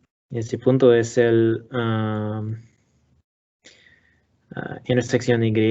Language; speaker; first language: Spanish; non-native, learner; English